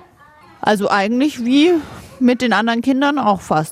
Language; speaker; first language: German; native; German